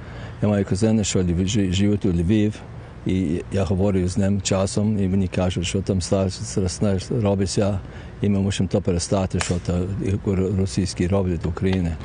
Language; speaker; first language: Ukrainian; early bilingual, heritage; Ukrainian